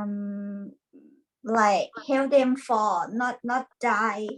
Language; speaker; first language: English; non-native, learner; Thai